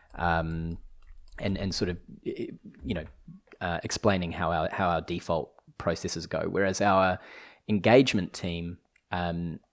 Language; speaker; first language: English; native; English